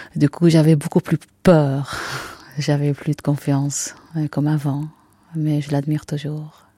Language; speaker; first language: French; non-native, fluent; Arabic